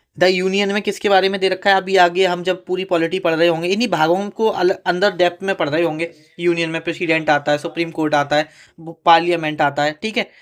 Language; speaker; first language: Hindi; native; Hindi